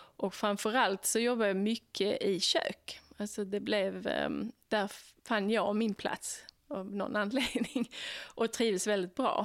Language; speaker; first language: Swedish; native; Swedish